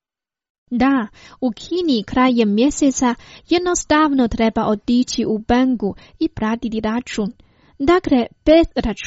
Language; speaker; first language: Croatian; non-native, fluent; Chinese